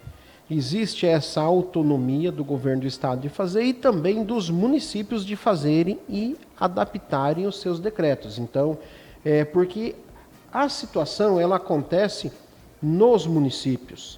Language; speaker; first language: Portuguese; native; Portuguese